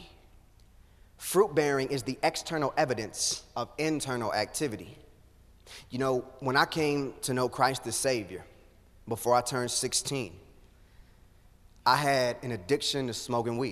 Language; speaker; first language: English; native; English